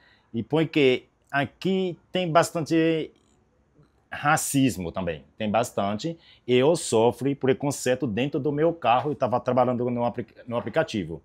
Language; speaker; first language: Portuguese; non-native, learner; Haitian Creole